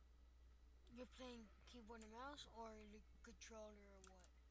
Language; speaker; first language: English; native; English